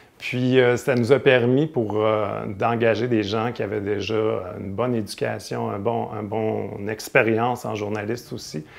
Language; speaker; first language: French; native; French